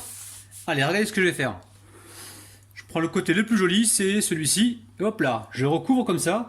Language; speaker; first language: French; native; French